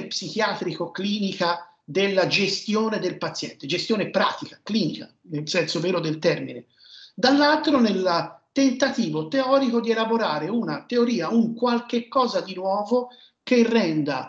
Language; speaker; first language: Italian; native; Italian